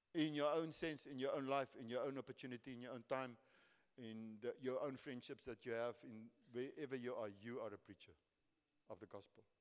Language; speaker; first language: English; non-native, local second language; Afrikaans